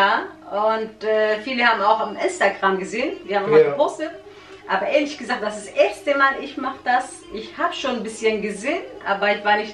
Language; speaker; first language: German; non-native, learner; Central Kurdish